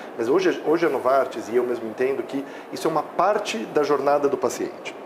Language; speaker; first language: Portuguese; native; Portuguese